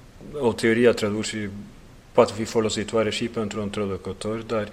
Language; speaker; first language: Romanian; non-native, fluent; Norwegian